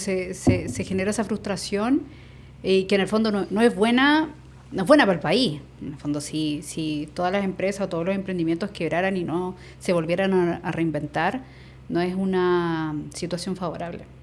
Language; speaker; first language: Spanish; native; Spanish